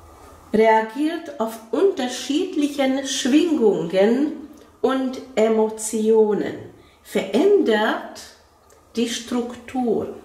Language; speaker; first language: German; non-native, fluent; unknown